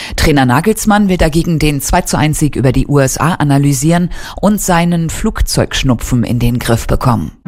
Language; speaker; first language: German; native; German